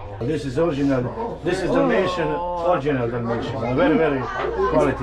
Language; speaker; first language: English; non-native, learner; Croatian